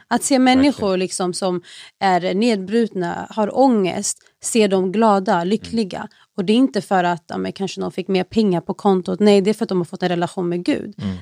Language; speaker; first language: Swedish; early bilingual, other home language; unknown